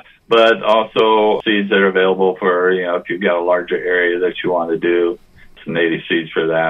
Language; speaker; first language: English; native; English